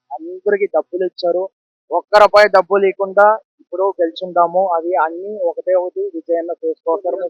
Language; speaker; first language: Telugu; native; Telugu